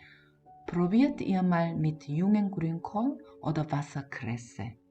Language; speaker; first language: German; non-native, learner; Korean